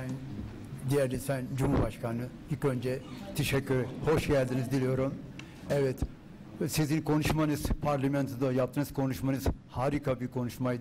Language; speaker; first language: Turkish; non-native, fluent; Urdu